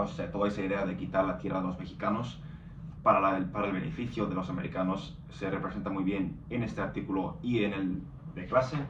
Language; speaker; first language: Spanish; non-native, fluent; English